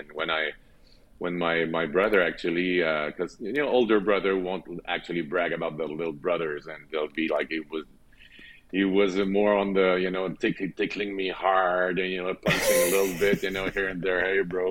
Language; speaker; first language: English; non-native, fluent; French